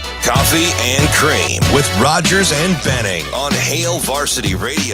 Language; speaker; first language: English; native; English